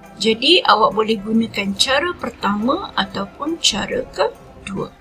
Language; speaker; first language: Malay; native; Malay